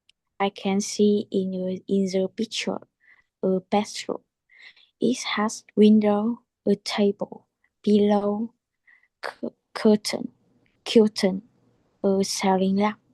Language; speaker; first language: English; non-native, learner; Chinese